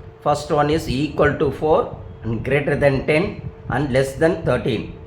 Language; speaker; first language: English; non-native, local second language; Tamil